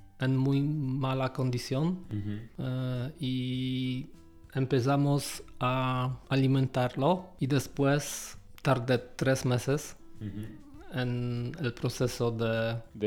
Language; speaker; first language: Spanish; non-native, learner; Polish